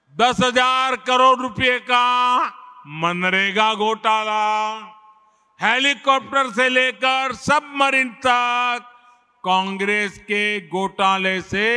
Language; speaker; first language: Hindi; non-native, local second language; Gujarati